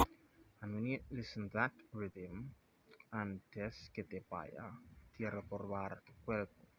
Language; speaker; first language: Spanish; non-native, fluent; English